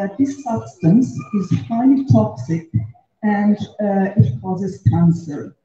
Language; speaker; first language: English; non-native, fluent; Italian